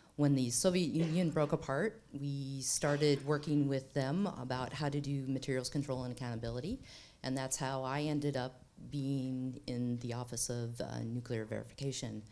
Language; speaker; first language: English; native; English